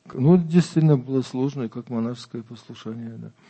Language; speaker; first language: Russian; native; Russian